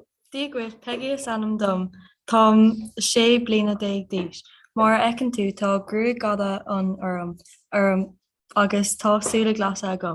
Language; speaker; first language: Irish; non-native, local second language; English